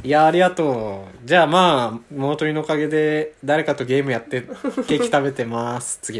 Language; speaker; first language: Japanese; native; Japanese